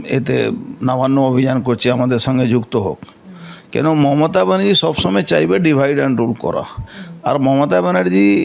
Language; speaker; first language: Bangla; non-native, local second language; Hindi